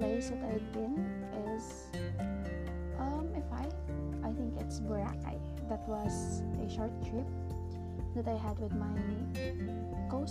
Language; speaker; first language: English; non-native, local second language; Masbatenyo